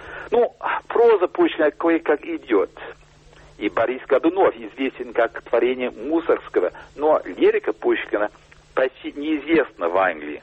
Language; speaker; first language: Russian; non-native, fluent; English